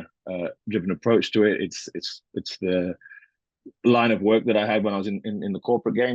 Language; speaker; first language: English; native; English